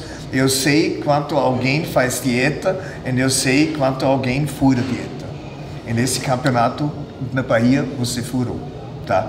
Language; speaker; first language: Portuguese; non-native, fluent; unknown